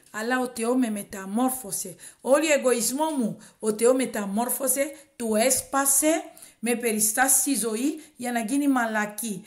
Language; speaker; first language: Greek; non-native, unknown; Swahili